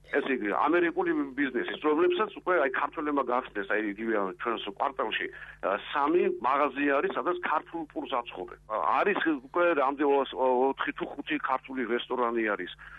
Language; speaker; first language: Georgian; native; Georgian